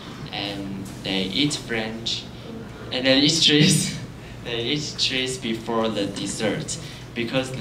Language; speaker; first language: English; non-native, learner; Chinese